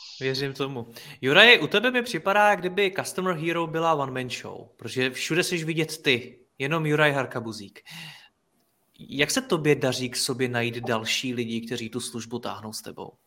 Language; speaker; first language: Czech; native; Czech